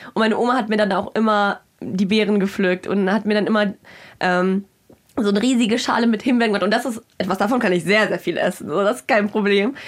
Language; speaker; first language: German; early bilingual, other home language; Russian